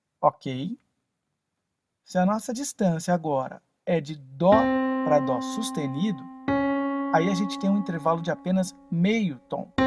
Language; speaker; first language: Portuguese; native; Portuguese